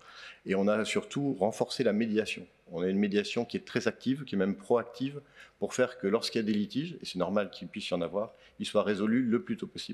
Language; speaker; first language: French; native; French